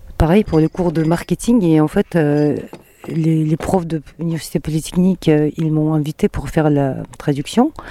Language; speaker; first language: French; non-native, fluent; Russian